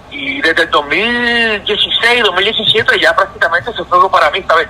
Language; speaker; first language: Spanish; native; Spanish